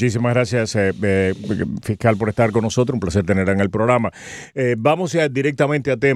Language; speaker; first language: Spanish; native; Spanish